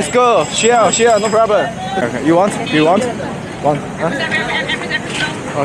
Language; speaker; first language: English; non-native, learner; Chinese